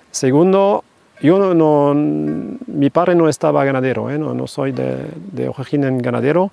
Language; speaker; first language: Spanish; non-native, fluent; French